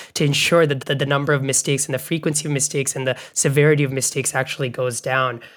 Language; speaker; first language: English; non-native, local second language; Bangla